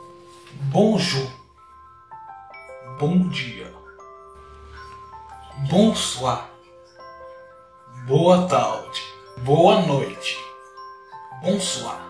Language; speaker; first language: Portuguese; non-native, fluent; Haitian Creole